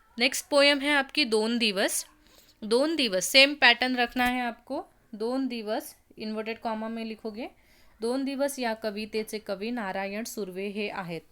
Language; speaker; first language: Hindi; non-native, local second language; Marathi